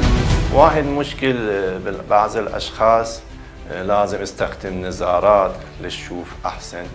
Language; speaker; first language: Arabic; non-native, learner; Persian